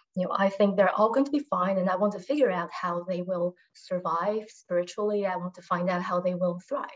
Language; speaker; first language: English; non-native, fluent; Chinese